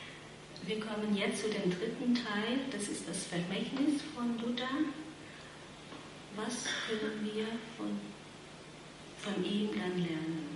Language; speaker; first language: German; non-native, fluent; Vietnamese